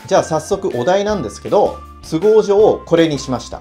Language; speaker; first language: Japanese; early bilingual, heritage; Japanese